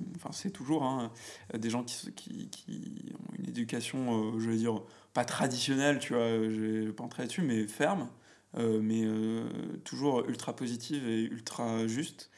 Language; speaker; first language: French; native; French